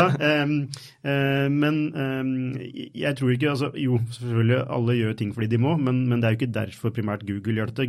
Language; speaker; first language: Norwegian; native; Norwegian